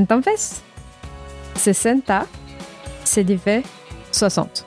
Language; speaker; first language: Spanish; non-native, learner; French